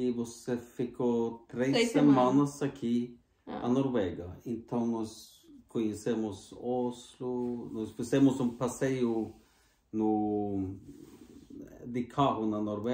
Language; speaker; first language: Portuguese; non-native, fluent; Norwegian